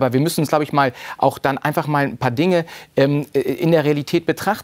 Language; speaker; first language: German; native; German